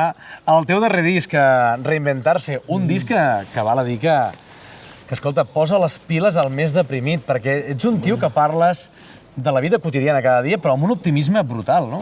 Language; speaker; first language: Catalan; native; Catalan